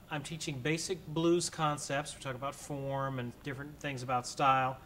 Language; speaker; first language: English; native; English